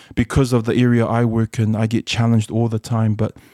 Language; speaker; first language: English; early bilingual, other home language; Samoan